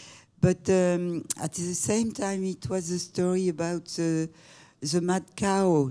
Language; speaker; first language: English; non-native, fluent; French